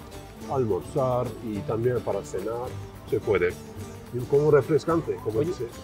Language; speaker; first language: Spanish; non-native, fluent; Turkish